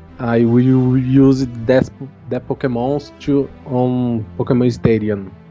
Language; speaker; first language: English; non-native, learner; Portuguese